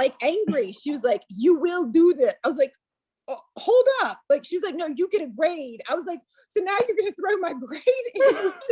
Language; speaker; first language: English; native; English